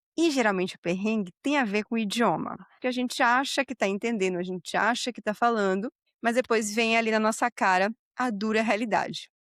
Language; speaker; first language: Portuguese; native; Portuguese